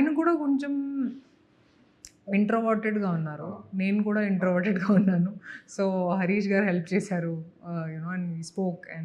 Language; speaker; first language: Telugu; non-native, fluent; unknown